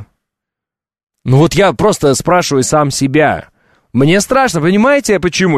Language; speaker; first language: Russian; native; Russian